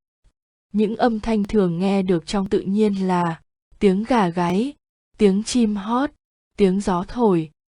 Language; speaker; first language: Vietnamese; native; Vietnamese